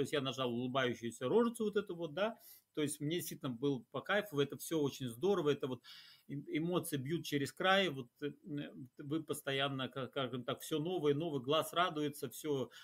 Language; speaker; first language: Russian; native; Russian